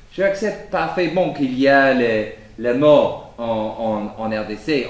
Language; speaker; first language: French; non-native, fluent; English